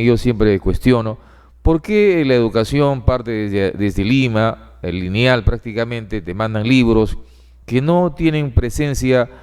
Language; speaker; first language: Spanish; native; Spanish